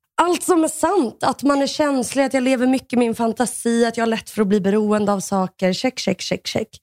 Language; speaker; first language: Swedish; early bilingual, other home language; Russian